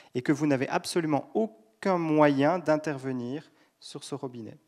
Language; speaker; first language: French; native; French